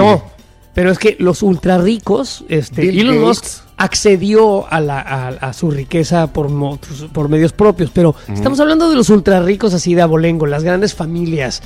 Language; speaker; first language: Spanish; native; Spanish